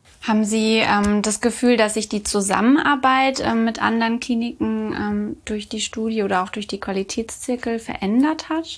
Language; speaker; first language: German; native; German